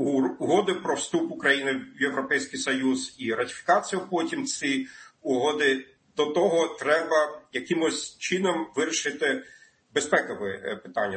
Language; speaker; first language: Ukrainian; non-native, fluent; German